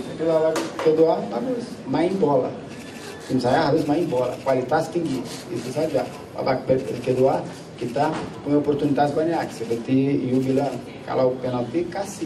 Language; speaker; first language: Indonesian; non-native, learner; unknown